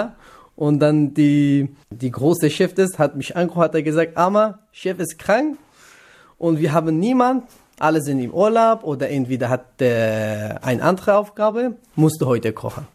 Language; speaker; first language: German; non-native, learner; Kurdish